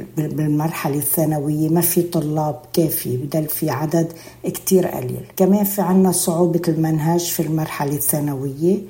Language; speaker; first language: Arabic; native; Arabic